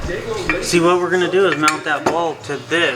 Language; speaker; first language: English; native; English